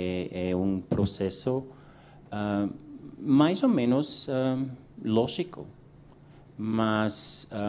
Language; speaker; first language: Portuguese; non-native, learner; English